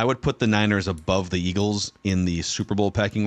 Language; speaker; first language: English; native; English